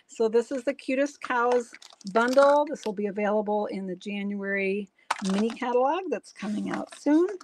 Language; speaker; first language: English; native; English